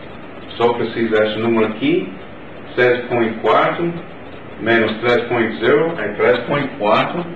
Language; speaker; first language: Portuguese; non-native, learner; English